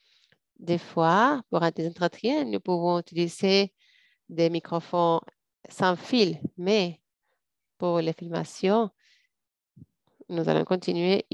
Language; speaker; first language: French; non-native, fluent; English